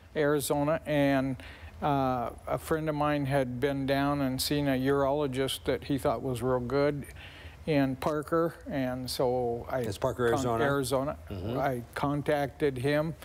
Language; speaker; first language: English; native; English